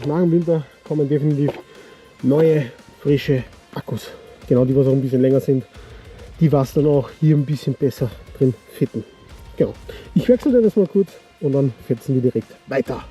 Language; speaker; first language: German; native; German